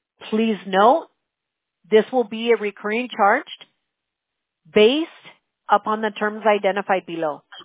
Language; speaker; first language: English; early bilingual, other home language; Spanish